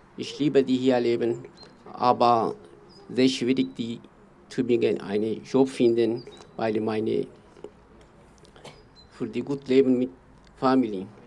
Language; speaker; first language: German; non-native, learner; Kurdish